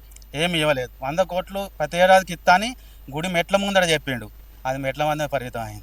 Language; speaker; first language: Telugu; native; Telugu